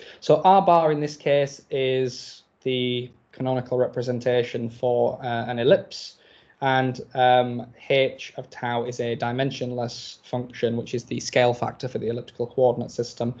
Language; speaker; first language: English; native; English